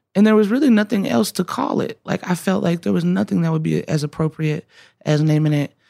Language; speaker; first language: English; native; English